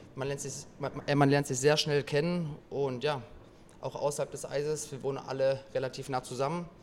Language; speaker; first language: German; native; German